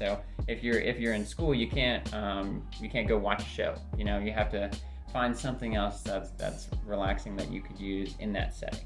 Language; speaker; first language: English; native; English